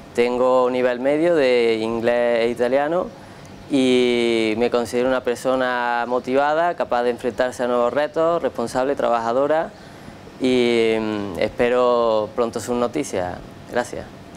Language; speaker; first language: Spanish; native; Spanish